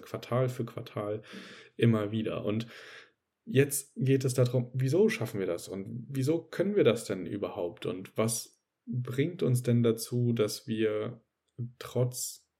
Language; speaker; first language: German; native; German